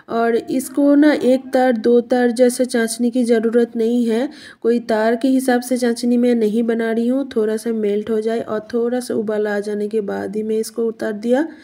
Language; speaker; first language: Hindi; non-native, local second language; Bangla